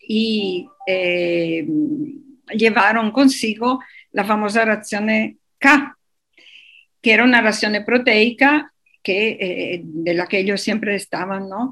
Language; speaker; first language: Spanish; non-native, fluent; Italian